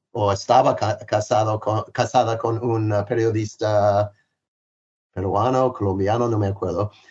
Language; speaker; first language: Spanish; non-native, fluent; English